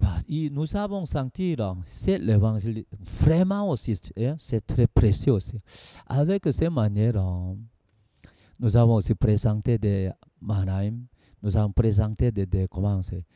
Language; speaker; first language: French; non-native, learner; Korean